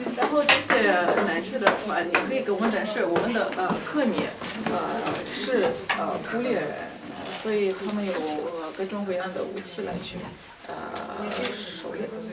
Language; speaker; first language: Chinese; non-native, fluent; Russian